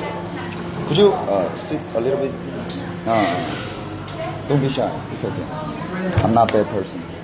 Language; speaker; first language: English; non-native, learner; Korean